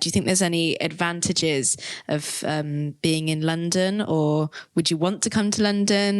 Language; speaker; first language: English; native; English